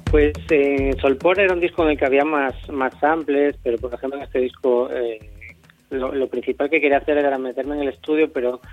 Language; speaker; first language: Spanish; native; Spanish